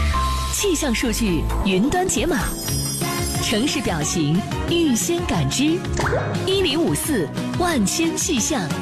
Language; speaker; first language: Chinese; native; Chinese